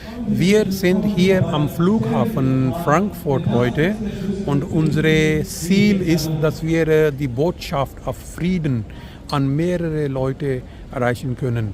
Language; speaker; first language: German; non-native, learner; Urdu